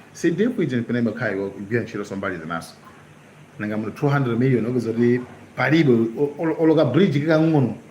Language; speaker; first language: Nyanja; native; Nyanja